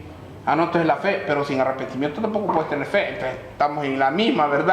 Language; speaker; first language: Spanish; native; Spanish